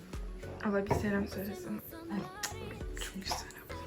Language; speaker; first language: Turkish; non-native, learner; Kazakh